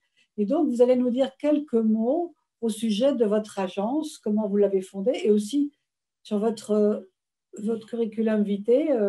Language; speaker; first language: French; native; French